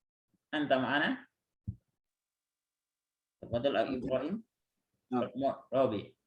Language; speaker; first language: Arabic; non-native, fluent; Indonesian